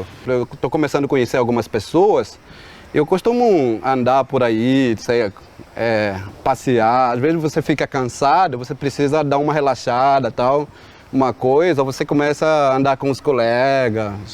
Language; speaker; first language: Portuguese; non-native, local second language; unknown